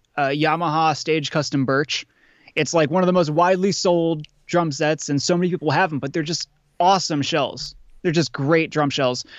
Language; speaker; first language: English; native; English